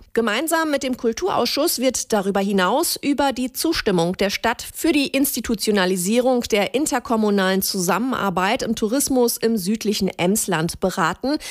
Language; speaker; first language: German; native; German